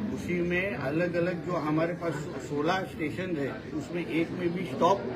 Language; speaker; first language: Hindi; non-native, local second language; Marathi